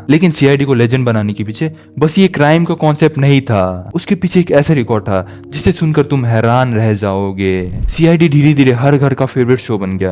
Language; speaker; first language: Hindi; non-native, local second language; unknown